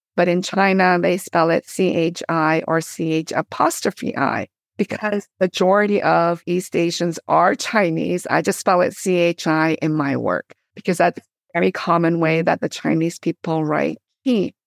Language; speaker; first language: English; native; English